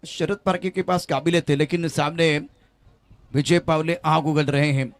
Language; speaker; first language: Hindi; non-native, local second language; Marathi